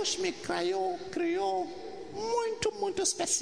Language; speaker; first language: Portuguese; non-native, learner; English